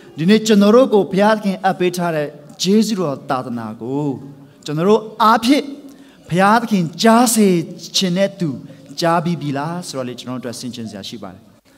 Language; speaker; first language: Burmese; non-native, local second language; Tedim Chin